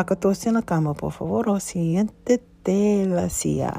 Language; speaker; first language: Spanish; non-native, learner; English